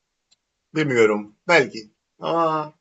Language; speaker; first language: Turkish; non-native, learner; Greek